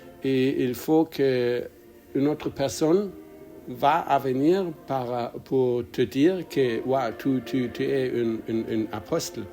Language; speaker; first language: French; non-native, learner; English